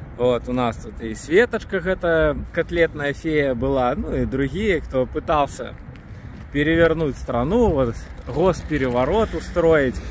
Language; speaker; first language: Russian; native; Russian